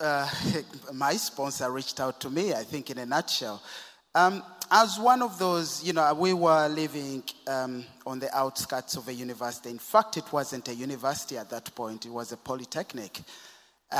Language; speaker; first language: English; non-native, local second language; Ganda